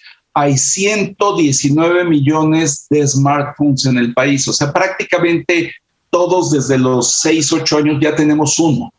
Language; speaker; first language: Spanish; native; Spanish